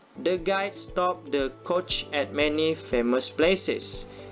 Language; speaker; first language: English; non-native, fluent; Indonesian